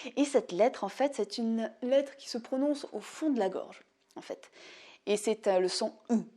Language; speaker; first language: French; native; French